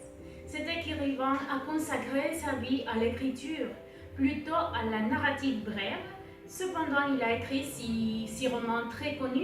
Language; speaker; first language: French; non-native, learner; Spanish